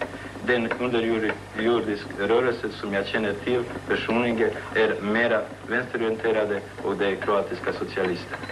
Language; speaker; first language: Swedish; non-native, fluent; Croatian